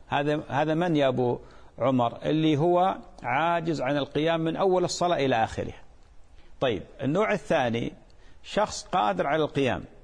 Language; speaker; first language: Arabic; native; Arabic